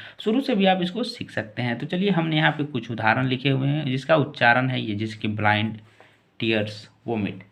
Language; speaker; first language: Hindi; native; Hindi